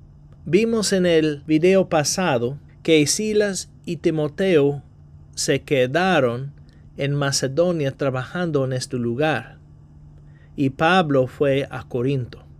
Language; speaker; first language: Spanish; non-native, fluent; English